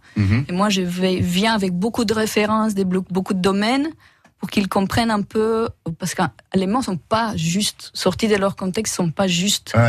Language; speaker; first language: French; non-native, fluent; Romanian